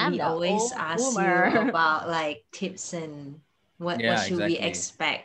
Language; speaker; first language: English; non-native, local second language; Chinese